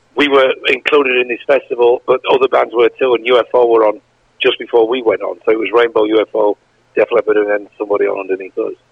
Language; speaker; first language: English; native; English